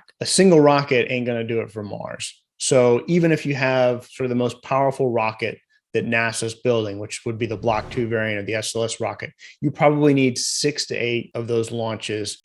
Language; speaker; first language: English; native; English